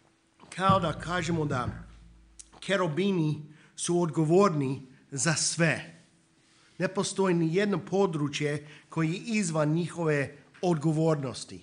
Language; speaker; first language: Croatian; non-native, fluent; English